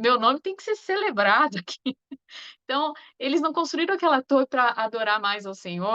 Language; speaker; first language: Portuguese; native; Portuguese